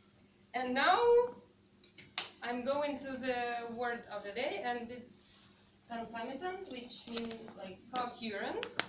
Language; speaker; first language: English; non-native, fluent; Russian